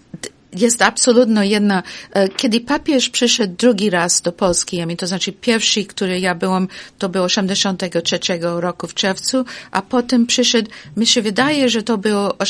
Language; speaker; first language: Polish; non-native, fluent; English